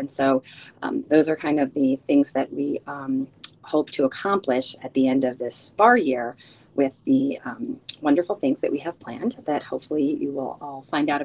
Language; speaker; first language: English; early bilingual, other home language; Spanish